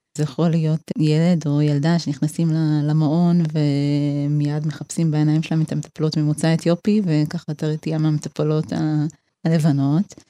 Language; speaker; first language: Hebrew; early bilingual, other home language; Amharic